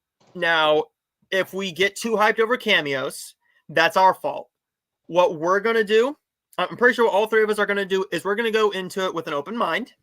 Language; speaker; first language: English; native; English